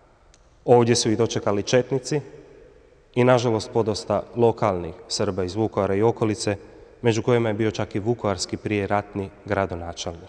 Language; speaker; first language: Croatian; native; Croatian